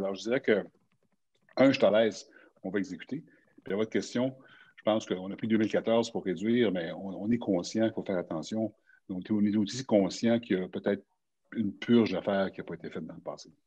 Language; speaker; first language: French; native; French